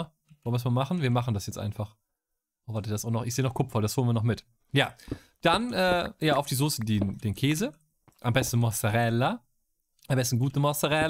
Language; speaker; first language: German; native; German